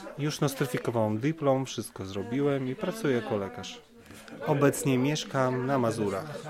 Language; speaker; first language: Polish; early bilingual, heritage; Polish